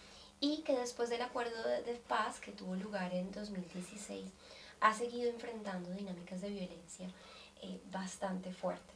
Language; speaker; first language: Spanish; native; Spanish